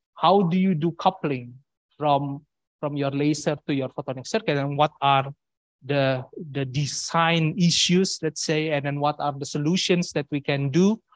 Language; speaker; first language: English; non-native, fluent; Indonesian